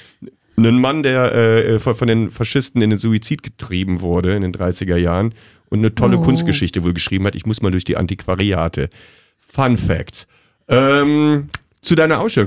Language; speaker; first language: German; native; German